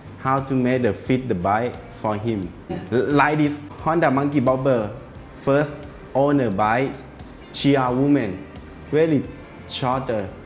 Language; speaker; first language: English; non-native, learner; Thai